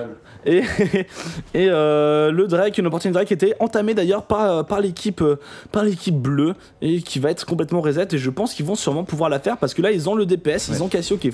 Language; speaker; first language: French; native; French